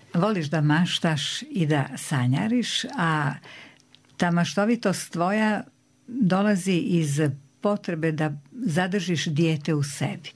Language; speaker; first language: Serbian; native; Serbian